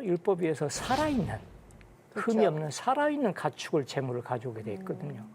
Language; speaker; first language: Korean; native; Korean